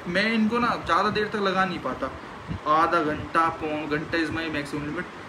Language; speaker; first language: Hindi; native; Hindi